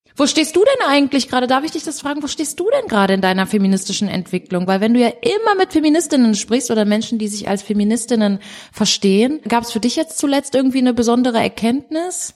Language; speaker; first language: German; early bilingual, other home language; Portuguese